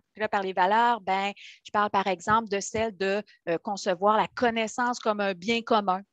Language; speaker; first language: French; native; French